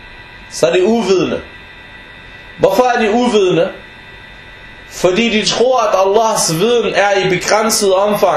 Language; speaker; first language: Danish; non-native, fluent; Arabic